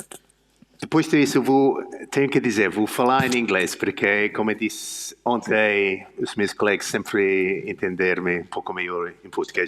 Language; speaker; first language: Portuguese; non-native, learner; English